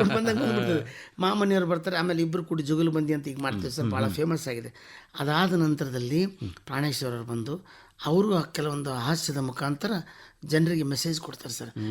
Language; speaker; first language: Kannada; native; Kannada